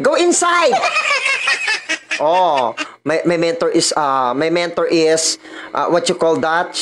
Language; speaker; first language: English; non-native, learner; Filipino